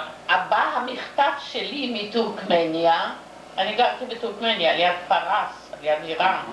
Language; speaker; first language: Hebrew; non-native, fluent; Yiddish